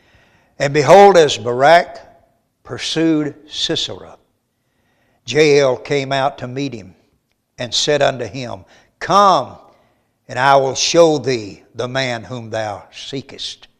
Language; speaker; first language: English; native; English